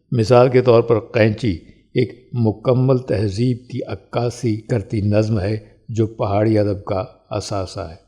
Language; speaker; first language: Urdu; non-native, local second language; Pahari-Potwari